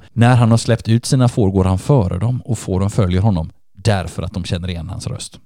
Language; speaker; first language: Swedish; native; Swedish